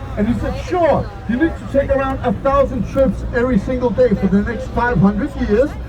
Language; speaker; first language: English; non-native, fluent; Danish